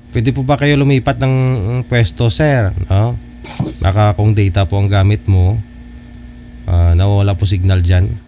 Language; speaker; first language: Filipino; native; Filipino